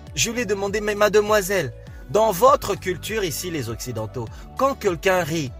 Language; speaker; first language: French; non-native, fluent; Lingala